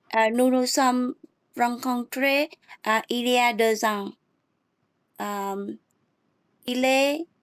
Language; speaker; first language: French; non-native, learner; English